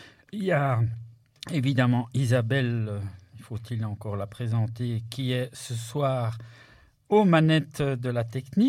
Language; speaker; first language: French; native; French